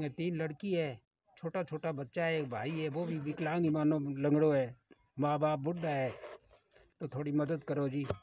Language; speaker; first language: Hindi; native; Hindi